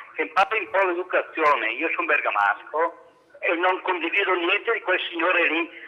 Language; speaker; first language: Italian; native; Italian